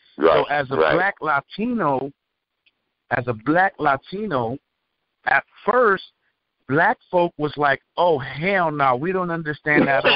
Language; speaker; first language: English; native; English